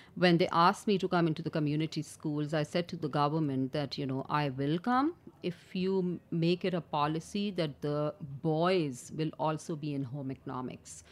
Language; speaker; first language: English; non-native, local second language; Urdu